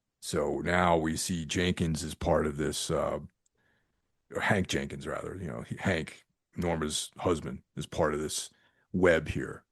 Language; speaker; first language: English; native; English